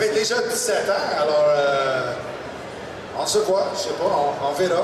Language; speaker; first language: French; non-native, local second language; English